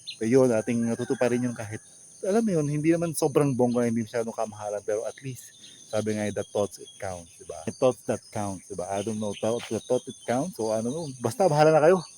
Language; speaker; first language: Filipino; native; Filipino